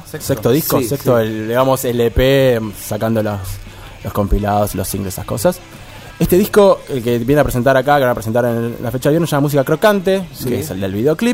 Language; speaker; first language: Spanish; native; Spanish